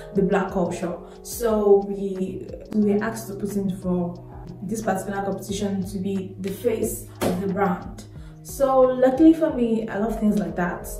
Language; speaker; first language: English; non-native, local second language; Yoruba